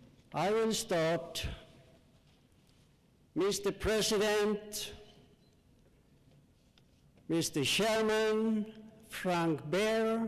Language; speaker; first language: English; non-native, learner; Swedish